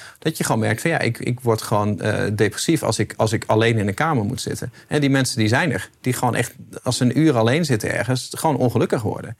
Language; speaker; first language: Dutch; native; Dutch